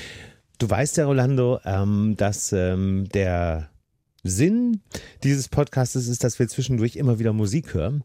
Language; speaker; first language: German; native; German